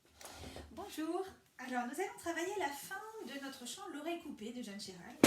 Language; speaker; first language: French; native; French